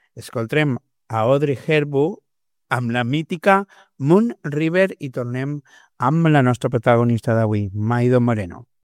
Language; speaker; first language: Catalan; native; Catalan